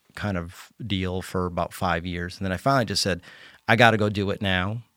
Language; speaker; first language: English; native; English